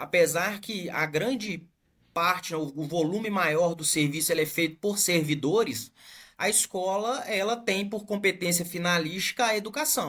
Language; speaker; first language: Portuguese; native; Portuguese